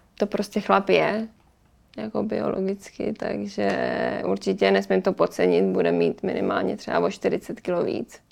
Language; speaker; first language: Czech; native; Czech